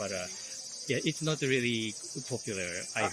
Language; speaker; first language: English; non-native, fluent; Japanese